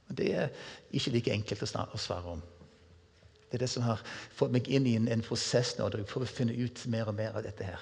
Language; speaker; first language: Norwegian; non-native, fluent; English